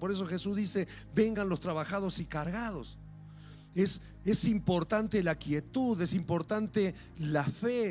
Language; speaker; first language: Spanish; native; Spanish